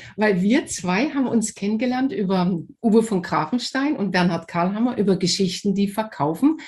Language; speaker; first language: German; native; German